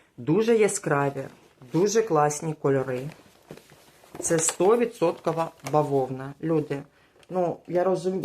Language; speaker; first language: Ukrainian; non-native, local second language; Russian